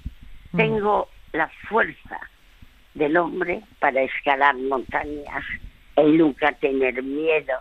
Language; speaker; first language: Spanish; early bilingual, other home language; French